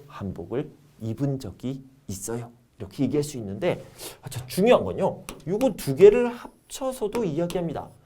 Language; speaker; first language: Korean; native; Korean